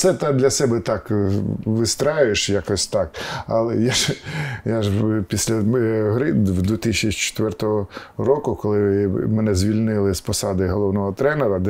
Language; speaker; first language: Ukrainian; non-native, local second language; Russian